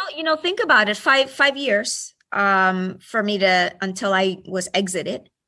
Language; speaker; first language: English; early bilingual, other home language; Spanish